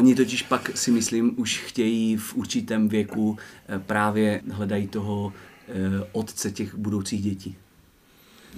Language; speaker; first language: Czech; native; Czech